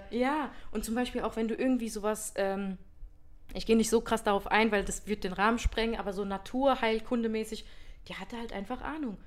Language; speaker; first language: German; early bilingual, other home language; Berber languages